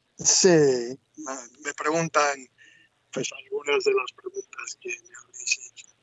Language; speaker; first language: Spanish; non-native, fluent; English